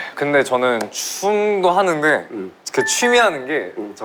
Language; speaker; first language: Korean; non-native, fluent; English